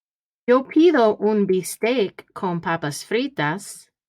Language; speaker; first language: Spanish; early bilingual, heritage; Spanish